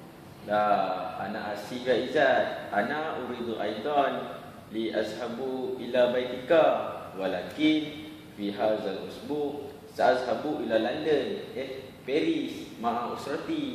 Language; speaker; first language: Arabic; non-native, learner; Malay